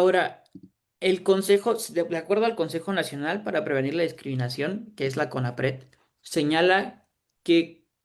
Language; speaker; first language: Spanish; native; Spanish